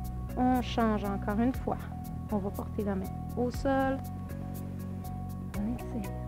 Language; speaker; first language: French; native; French